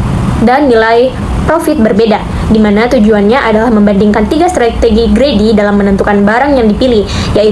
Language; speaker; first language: Indonesian; native; Indonesian